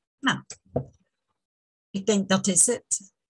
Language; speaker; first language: Dutch; non-native, fluent; English